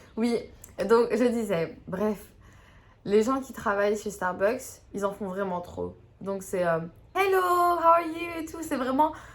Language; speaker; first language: French; native; French